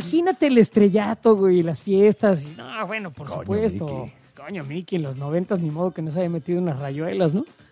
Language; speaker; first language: Spanish; native; Spanish